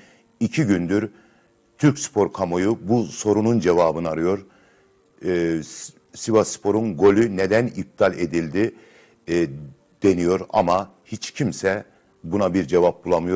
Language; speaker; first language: Turkish; native; Turkish